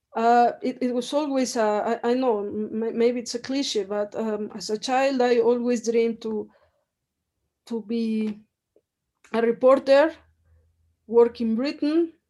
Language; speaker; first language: English; non-native, fluent; Spanish